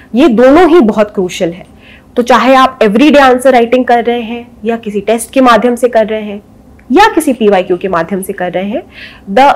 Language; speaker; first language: Hindi; native; Hindi